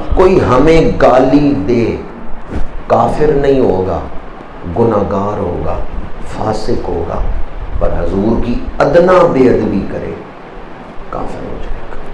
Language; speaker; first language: Urdu; non-native, local second language; Punjabi